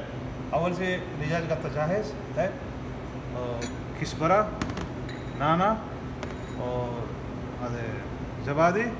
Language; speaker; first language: Arabic; non-native, learner; Urdu